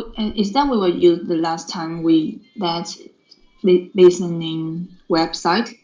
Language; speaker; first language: English; non-native, learner; Chinese